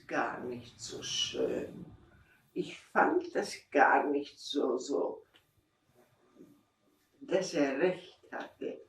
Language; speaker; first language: German; non-native, fluent; Czech